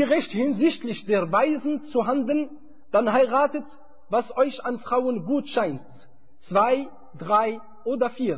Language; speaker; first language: German; non-native, fluent; Arabic